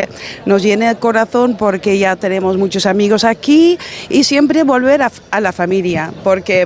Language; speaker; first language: Spanish; non-native, fluent; Dutch